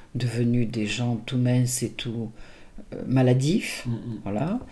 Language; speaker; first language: French; native; French